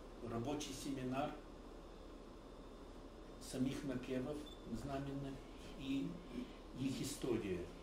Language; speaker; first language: Russian; early bilingual, heritage; Russian